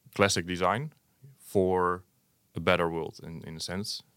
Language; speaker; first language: English; non-native, fluent; Dutch